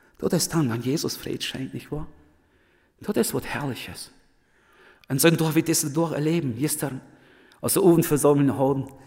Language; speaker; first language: German; early bilingual, other home language; Plautdietsch